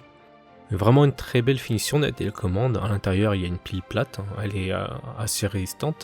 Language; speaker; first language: French; native; French